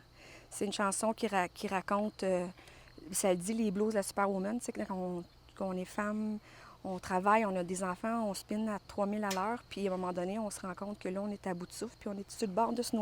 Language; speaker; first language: French; native; French